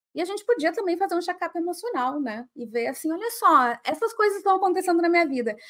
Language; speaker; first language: Portuguese; native; Portuguese